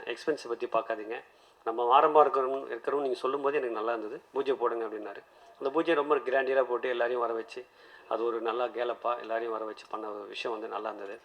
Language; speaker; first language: Tamil; native; Tamil